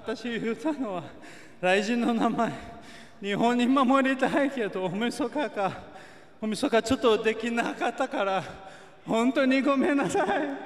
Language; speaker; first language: Japanese; non-native, learner; Portuguese